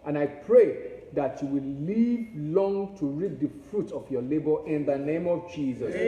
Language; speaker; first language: English; non-native, local second language; Yoruba